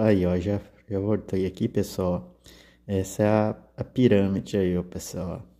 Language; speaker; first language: Portuguese; native; Portuguese